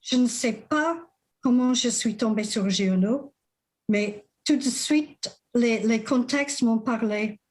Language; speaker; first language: French; non-native, fluent; English